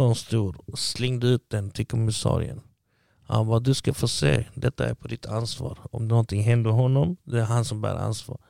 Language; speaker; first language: Swedish; early bilingual, other home language; Arabic